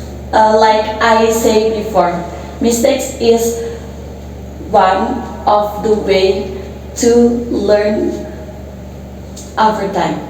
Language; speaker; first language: English; non-native, learner; Indonesian